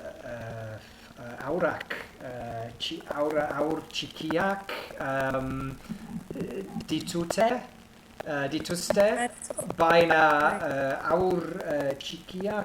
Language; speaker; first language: Basque; non-native, learner; English